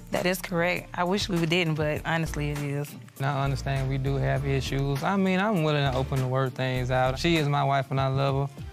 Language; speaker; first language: English; native; English